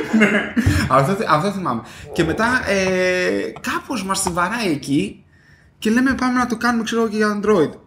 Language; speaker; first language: Greek; native; Greek